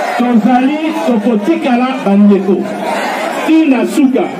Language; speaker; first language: Lingala; native; Lingala